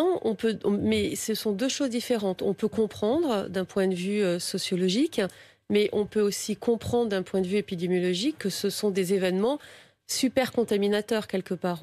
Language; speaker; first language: French; native; French